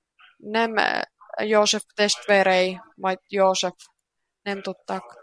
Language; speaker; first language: Hungarian; non-native, learner; Finnish